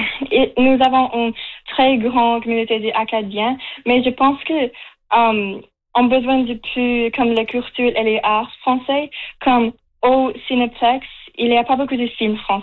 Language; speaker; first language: French; non-native, fluent; Russian